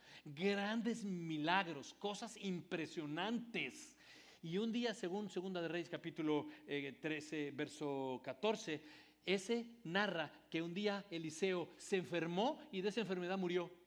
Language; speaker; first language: Spanish; native; Spanish